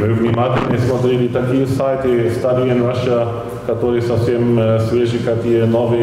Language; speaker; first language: Russian; non-native, fluent; German